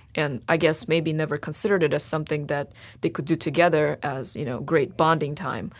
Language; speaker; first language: English; non-native, fluent; Russian